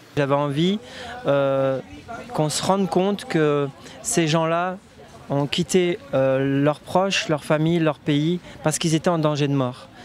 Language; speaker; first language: French; native; French